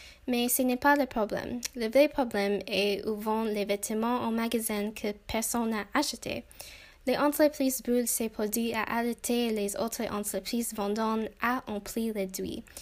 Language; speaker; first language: French; non-native, learner; English